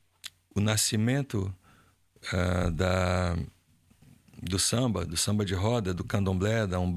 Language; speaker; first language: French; non-native, learner; Portuguese